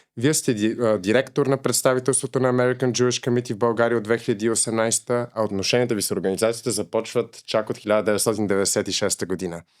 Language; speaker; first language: Bulgarian; native; Bulgarian